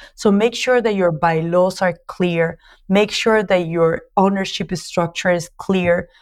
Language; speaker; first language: English; non-native, fluent; Spanish